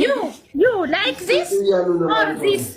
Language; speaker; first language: English; non-native, learner; Amharic